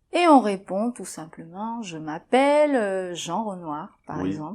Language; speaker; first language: French; native; French